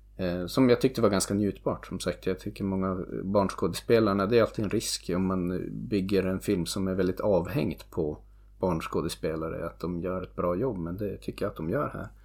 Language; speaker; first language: Swedish; native; Swedish